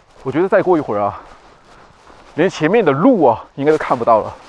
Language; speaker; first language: Chinese; native; Chinese